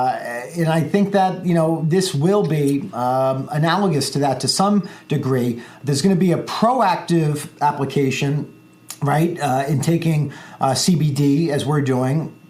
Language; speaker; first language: English; native; English